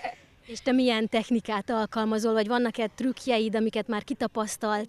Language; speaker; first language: Hungarian; native; Hungarian